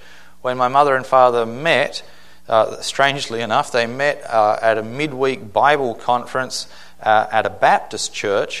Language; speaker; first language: English; native; English